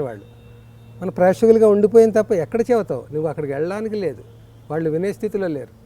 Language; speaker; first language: Telugu; native; Telugu